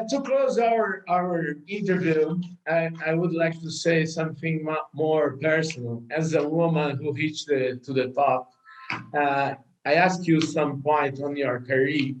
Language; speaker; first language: English; non-native, learner; Portuguese